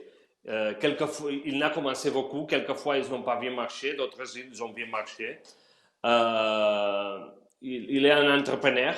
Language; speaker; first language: French; non-native, fluent; Spanish